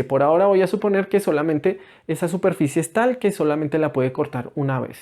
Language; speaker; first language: Spanish; native; Spanish